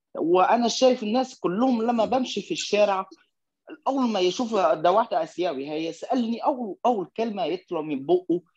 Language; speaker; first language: Arabic; non-native, fluent; Chinese